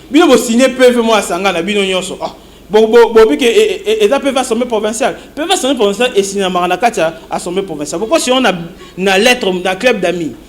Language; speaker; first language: Lingala; non-native, local second language; Kongo